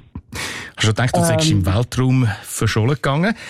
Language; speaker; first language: German; native; German